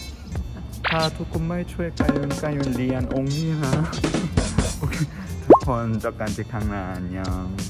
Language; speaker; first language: Thai; non-native, learner; Korean